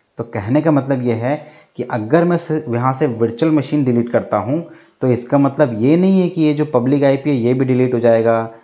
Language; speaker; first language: Hindi; native; Hindi